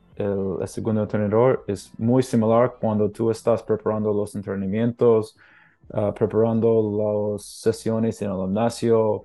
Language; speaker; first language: Spanish; non-native, learner; English